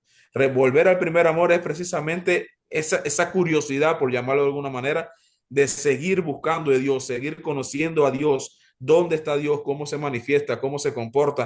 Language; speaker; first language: Spanish; native; Spanish